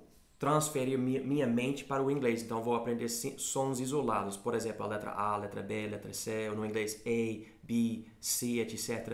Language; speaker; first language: Portuguese; non-native, fluent; English